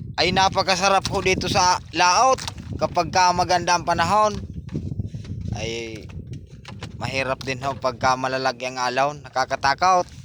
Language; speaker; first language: Filipino; non-native, local second language; Bikol